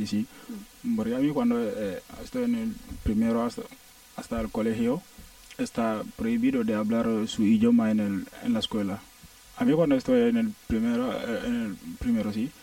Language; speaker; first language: Spanish; non-native, learner; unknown